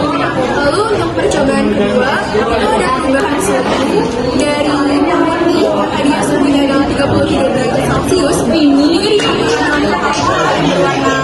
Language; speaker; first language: Indonesian; native; Indonesian